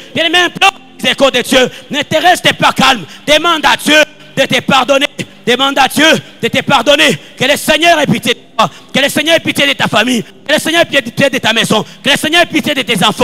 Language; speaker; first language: French; non-native, local second language; Lingala